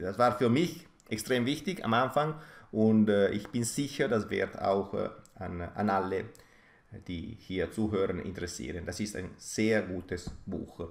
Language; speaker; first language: German; non-native, fluent; Italian